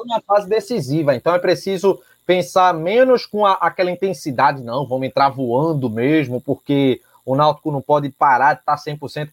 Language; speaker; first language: Portuguese; native; Portuguese